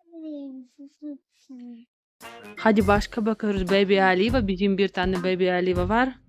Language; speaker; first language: Turkish; non-native, learner; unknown